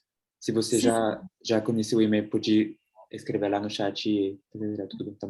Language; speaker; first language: Portuguese; non-native, fluent; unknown